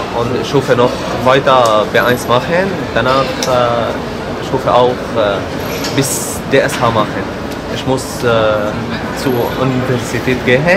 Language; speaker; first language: German; non-native, learner; Arabic